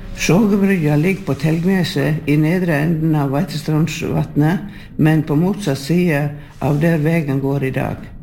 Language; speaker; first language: Norwegian; native; Norwegian